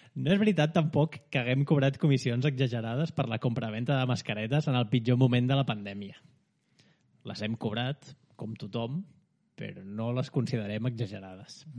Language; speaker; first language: Catalan; native; Catalan